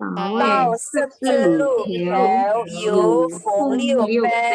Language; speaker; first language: Chinese; non-native, learner; Indonesian